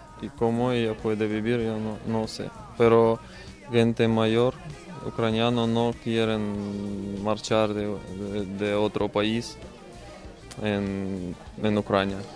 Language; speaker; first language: Spanish; non-native, learner; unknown